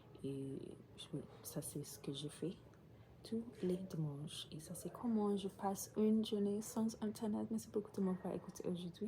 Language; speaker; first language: French; non-native, learner; English